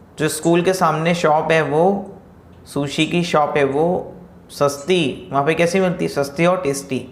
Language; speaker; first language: Hindi; native; Hindi